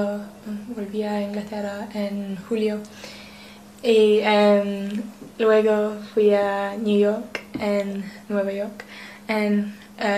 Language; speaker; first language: Spanish; non-native, learner; English